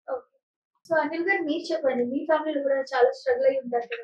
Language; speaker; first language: Telugu; native; Telugu